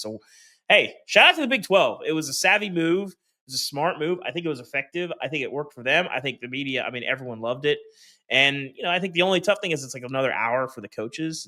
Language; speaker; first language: English; native; English